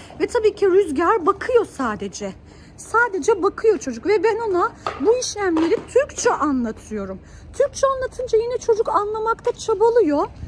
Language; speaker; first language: Turkish; native; Turkish